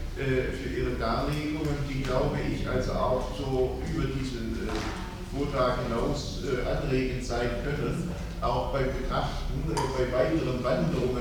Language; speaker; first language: German; native; German